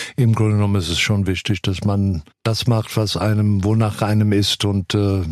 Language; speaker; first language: German; non-native, fluent; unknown